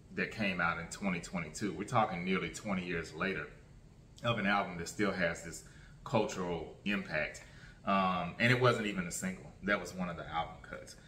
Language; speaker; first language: English; native; English